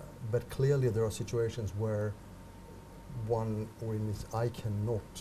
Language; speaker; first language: English; non-native, fluent; Swedish